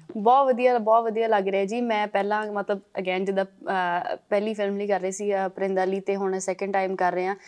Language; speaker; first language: Punjabi; early bilingual, heritage; Punjabi